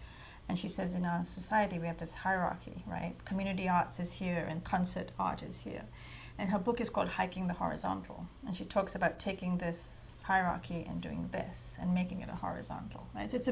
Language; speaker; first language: English; non-native, local second language; Hindi